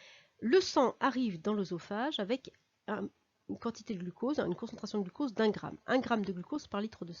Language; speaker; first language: French; native; French